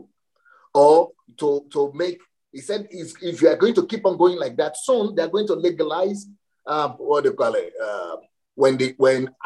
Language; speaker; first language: English; non-native, local second language; Yoruba